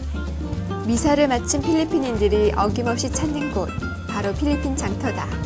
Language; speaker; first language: Korean; native; Korean